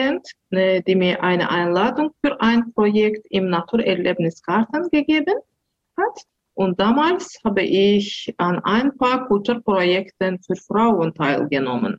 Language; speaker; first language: German; non-native, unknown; Azerbaijani